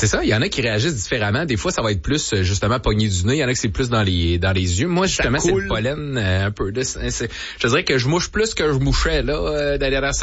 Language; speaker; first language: French; native; French